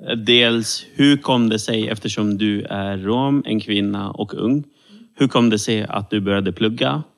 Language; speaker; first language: Swedish; early bilingual, other home language; Romany